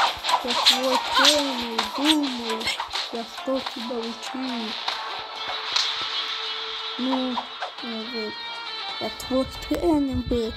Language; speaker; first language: Russian; non-native, learner; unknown